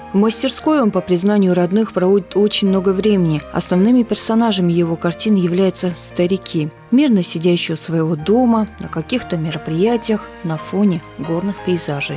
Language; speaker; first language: Russian; native; Russian